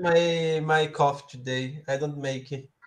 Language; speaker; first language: English; non-native, learner; Portuguese